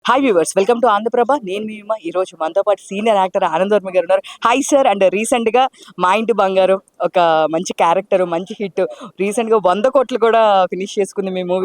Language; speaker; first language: Telugu; native; Telugu